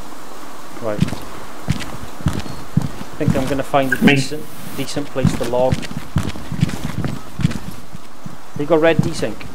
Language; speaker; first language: English; native; English